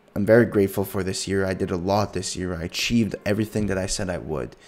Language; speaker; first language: English; native; English